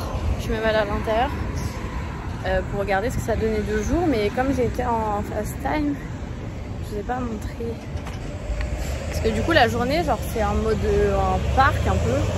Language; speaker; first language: French; native; French